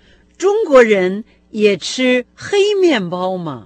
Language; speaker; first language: Chinese; non-native, fluent; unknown